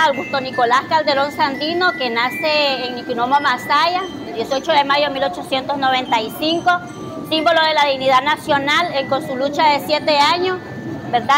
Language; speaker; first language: Spanish; native; Spanish